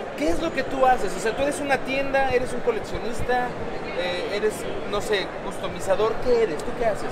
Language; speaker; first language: Spanish; native; Spanish